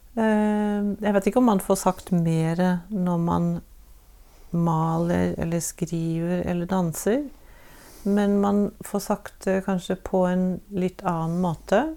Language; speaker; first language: Norwegian; native; Norwegian